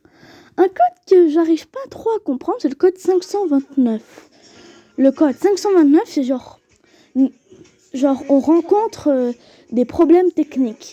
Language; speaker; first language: French; native; French